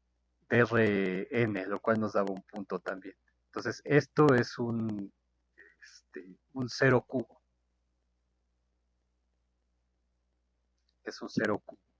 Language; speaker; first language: Spanish; native; Spanish